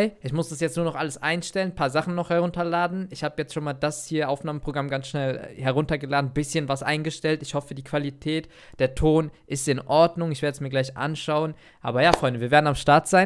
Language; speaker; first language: German; native; German